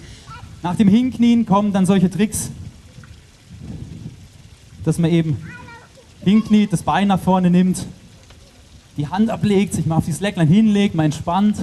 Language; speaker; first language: German; native; German